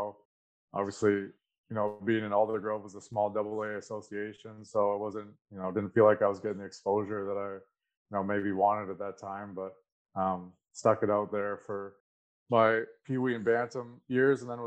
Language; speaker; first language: English; native; English